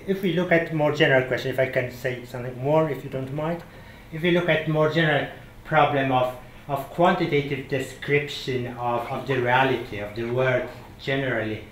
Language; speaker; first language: English; non-native, fluent; Polish